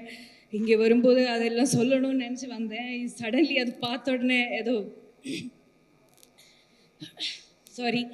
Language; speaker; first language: Tamil; non-native, learner; Malayalam